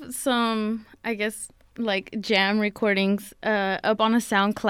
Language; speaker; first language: English; native; English